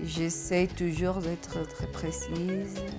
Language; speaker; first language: French; non-native, fluent; Spanish